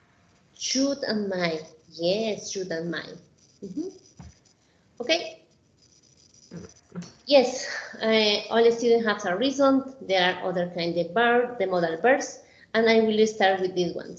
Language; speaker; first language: English; non-native, fluent; Spanish